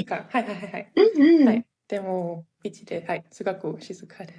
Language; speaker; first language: Japanese; non-native, learner; Italian